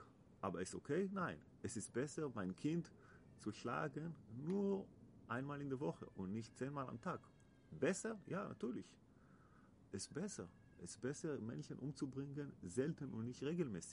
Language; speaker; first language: German; non-native, learner; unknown